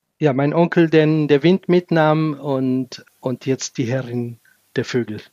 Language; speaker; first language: German; non-native, fluent; Kurdish